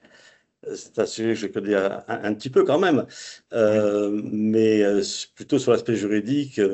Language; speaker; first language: French; native; French